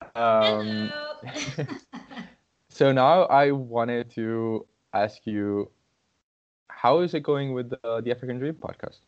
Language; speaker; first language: English; non-native, fluent; Portuguese